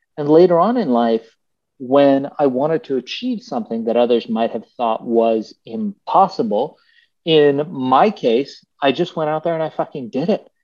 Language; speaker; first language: English; early bilingual, other home language; Persian